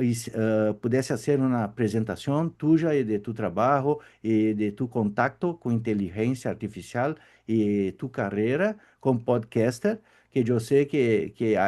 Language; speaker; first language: Spanish; non-native, fluent; Portuguese